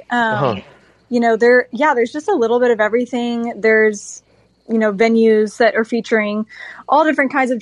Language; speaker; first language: English; native; English